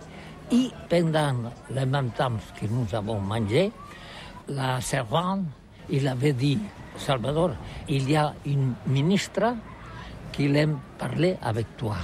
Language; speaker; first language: French; non-native, learner; Catalan